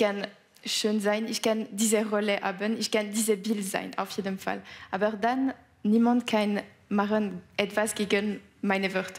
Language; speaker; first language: German; non-native, local second language; French